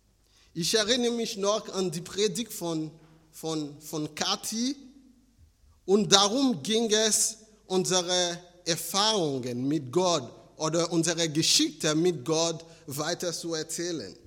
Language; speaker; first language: German; non-native, fluent; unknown